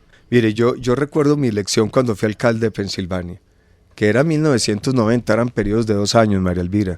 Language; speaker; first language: Spanish; native; Spanish